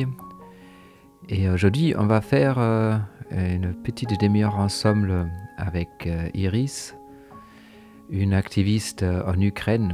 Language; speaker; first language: French; non-native, fluent; German